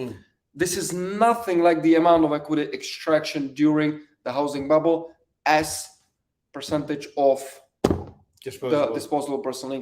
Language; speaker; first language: English; native; English